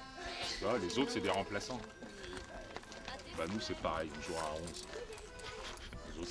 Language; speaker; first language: French; native; French